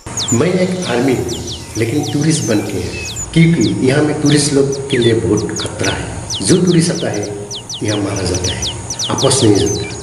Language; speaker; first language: Hindi; non-native, local second language; Assamese